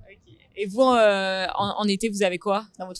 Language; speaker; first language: French; native; French